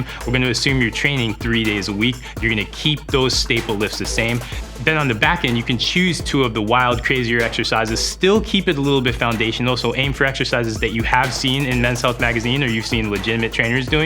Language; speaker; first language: English; native; English